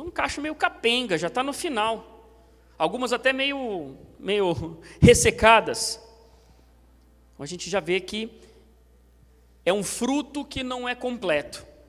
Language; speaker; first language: Portuguese; native; Portuguese